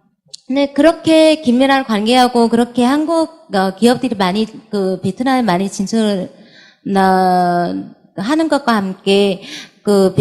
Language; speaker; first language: Korean; non-native, fluent; Vietnamese